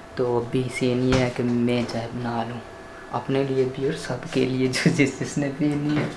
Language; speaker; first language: Urdu; non-native, local second language; Punjabi